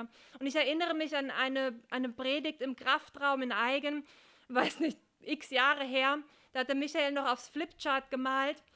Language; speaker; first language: German; native; German